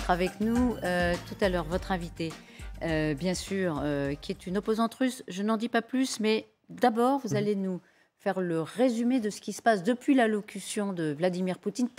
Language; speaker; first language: French; native; French